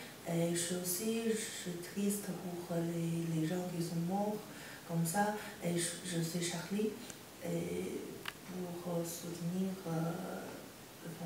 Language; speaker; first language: French; non-native, learner; Chinese